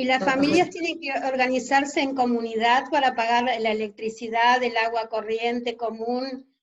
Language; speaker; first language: Spanish; native; Spanish